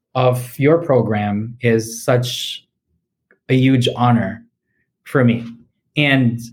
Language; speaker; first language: English; native; English